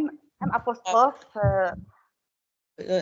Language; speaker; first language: French; non-native, learner; Arabic